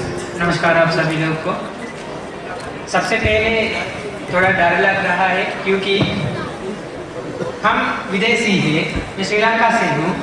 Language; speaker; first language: Hindi; non-native, learner; Sinhala